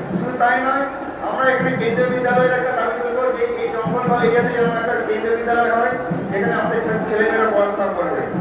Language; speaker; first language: Bangla; non-native, local second language; Santali